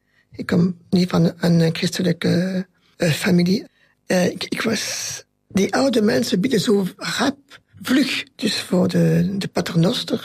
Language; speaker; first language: Dutch; non-native, local second language; French